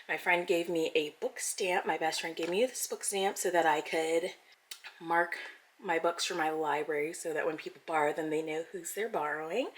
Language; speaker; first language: English; native; English